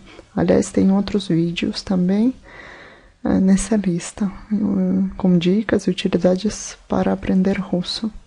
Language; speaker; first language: Portuguese; non-native, fluent; Russian